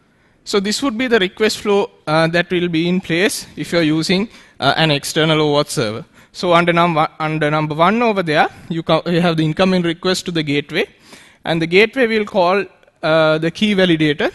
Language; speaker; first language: English; non-native, local second language; Sinhala